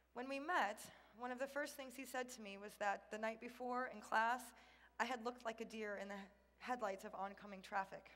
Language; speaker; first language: English; native; English